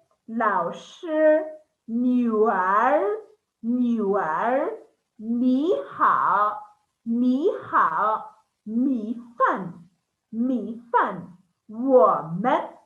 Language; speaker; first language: Chinese; non-native, fluent; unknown